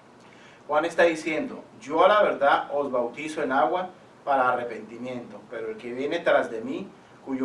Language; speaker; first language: Spanish; native; Spanish